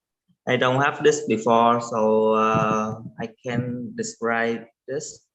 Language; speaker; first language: English; non-native, learner; Vietnamese